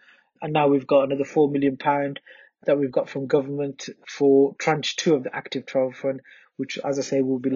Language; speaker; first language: English; native; English